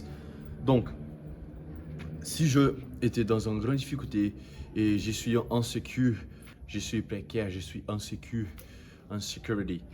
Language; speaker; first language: French; non-native, learner; Portuguese